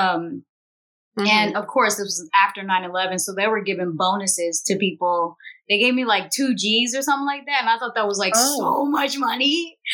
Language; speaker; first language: English; native; English